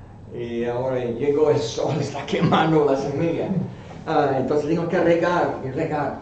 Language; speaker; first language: Spanish; non-native, fluent; English